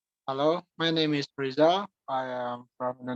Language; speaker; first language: English; non-native, learner; Indonesian